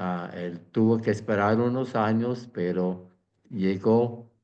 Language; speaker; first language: Spanish; non-native, fluent; Swiss German